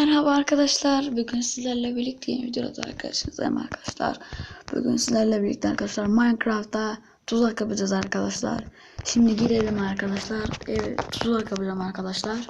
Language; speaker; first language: Turkish; native; Turkish